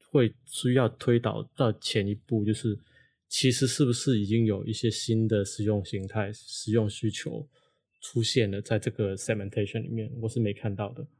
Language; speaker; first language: Chinese; non-native, local second language; Cantonese